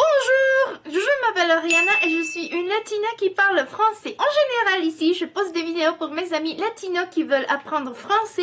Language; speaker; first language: French; non-native, fluent; Spanish